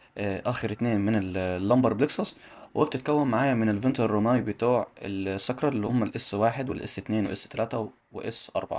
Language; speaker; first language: Arabic; native; Arabic